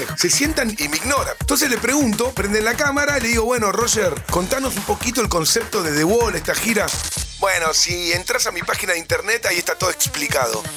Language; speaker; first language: Spanish; native; Spanish